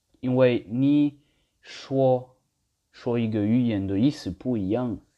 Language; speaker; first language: Chinese; non-native, learner; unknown